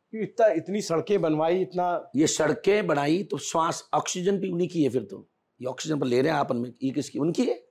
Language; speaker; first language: Hindi; native; Hindi